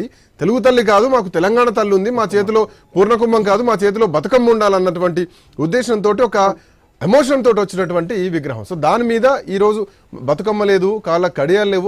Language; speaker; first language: Telugu; native; Telugu